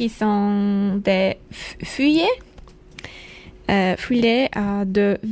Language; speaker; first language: French; non-native, learner; Turkish